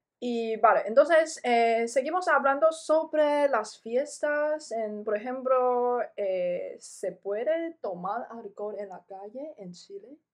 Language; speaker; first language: Spanish; non-native, fluent; Chinese